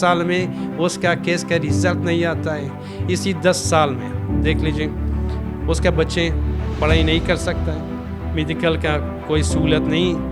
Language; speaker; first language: Hindi; non-native, fluent; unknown